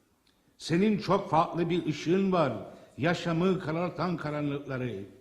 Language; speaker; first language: Turkish; native; Turkish